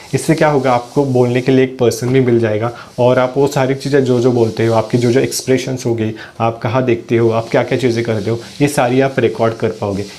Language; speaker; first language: Hindi; non-native, local second language; Marathi